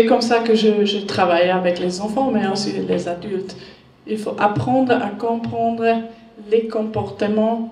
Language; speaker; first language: French; non-native, learner; German